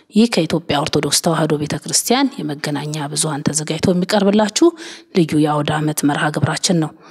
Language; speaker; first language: Amharic; native; Amharic